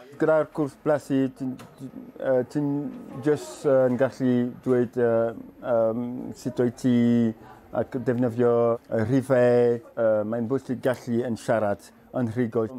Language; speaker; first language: Welsh; non-native, learner; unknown